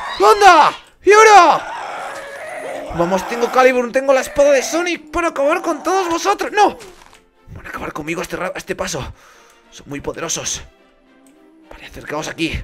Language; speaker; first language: Spanish; native; Spanish